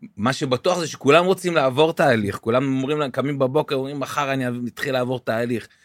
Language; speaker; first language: Hebrew; native; Hebrew